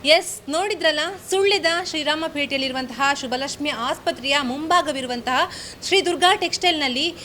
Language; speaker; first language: Kannada; native; Kannada